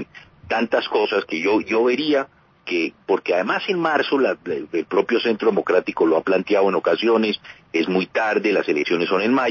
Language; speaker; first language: Spanish; native; Spanish